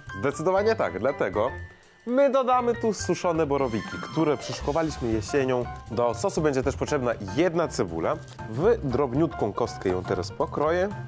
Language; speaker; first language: Polish; native; Polish